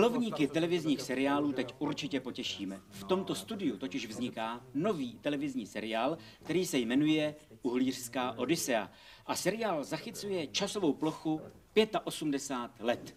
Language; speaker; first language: Czech; native; Czech